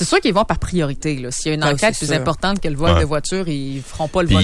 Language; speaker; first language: French; native; French